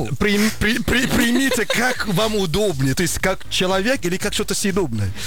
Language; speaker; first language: Russian; non-native, fluent; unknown